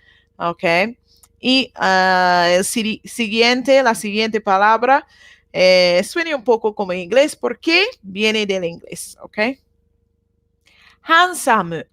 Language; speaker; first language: Spanish; non-native, learner; Japanese